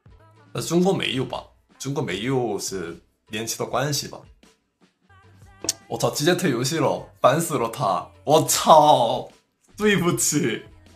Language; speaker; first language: Chinese; non-native, fluent; Korean